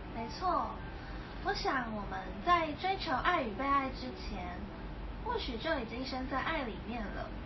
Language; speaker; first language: Chinese; native; Chinese